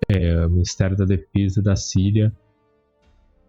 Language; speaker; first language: Portuguese; native; Portuguese